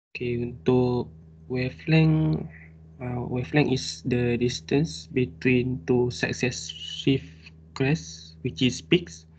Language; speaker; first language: English; non-native, local second language; Malay